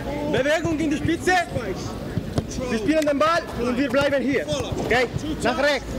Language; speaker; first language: German; non-native, learner; Italian